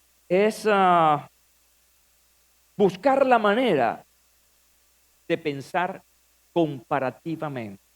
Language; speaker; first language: Spanish; native; Spanish